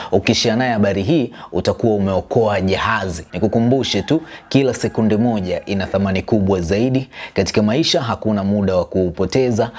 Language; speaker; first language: Swahili; native; Swahili